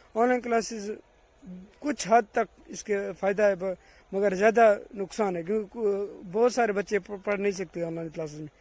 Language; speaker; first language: Urdu; non-native, local second language; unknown